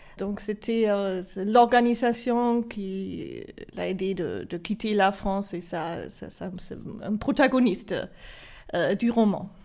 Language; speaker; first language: French; non-native, fluent; German